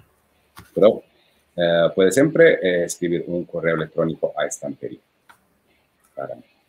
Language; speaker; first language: Spanish; non-native, fluent; Italian